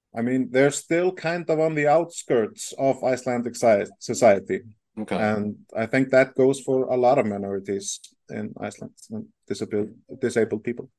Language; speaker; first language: English; non-native, fluent; Icelandic